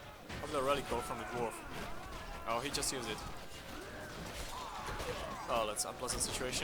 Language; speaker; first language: English; non-native, fluent; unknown